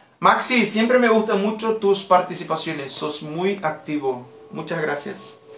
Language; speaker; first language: Spanish; non-native, fluent; Portuguese